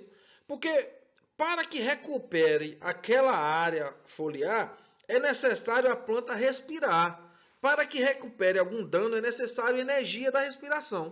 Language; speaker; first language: Portuguese; native; Portuguese